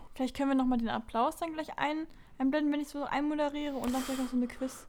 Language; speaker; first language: German; native; German